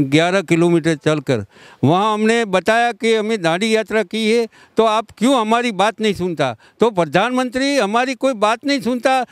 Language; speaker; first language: Hindi; non-native, local second language; Gujarati